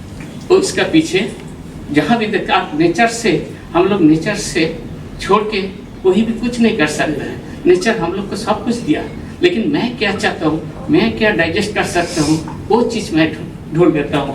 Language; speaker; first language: Hindi; non-native, local second language; Bangla